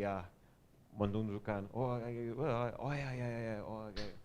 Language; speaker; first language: Indonesian; non-native, fluent; English